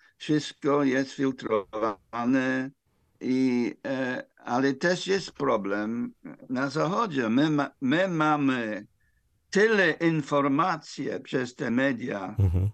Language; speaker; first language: Polish; non-native, fluent; English